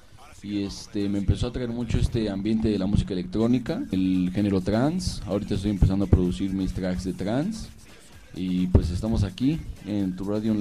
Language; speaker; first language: Spanish; native; Spanish